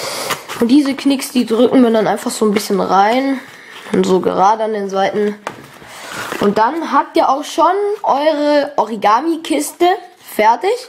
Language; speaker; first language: German; native; German